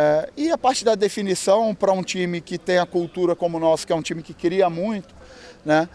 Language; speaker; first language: Portuguese; native; Portuguese